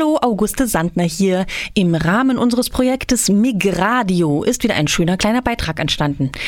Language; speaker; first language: German; native; German